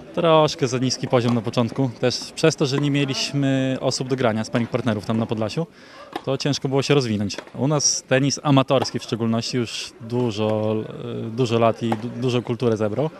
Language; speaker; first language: Polish; native; Polish